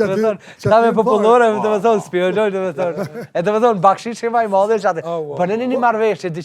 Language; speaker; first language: Albanian; native; Albanian